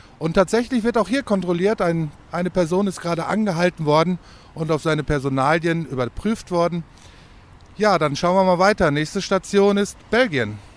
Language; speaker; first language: German; native; German